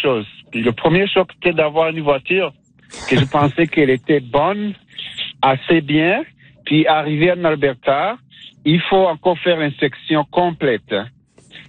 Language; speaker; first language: French; non-native, local second language; Kinyarwanda